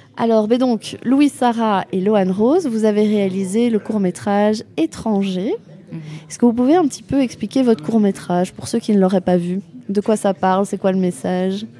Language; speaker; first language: French; native; French